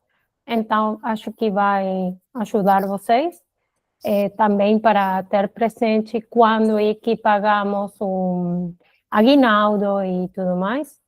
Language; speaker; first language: Portuguese; non-native, fluent; Spanish